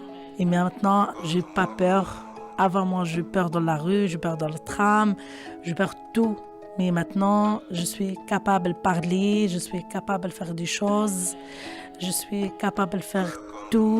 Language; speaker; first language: French; non-native, learner; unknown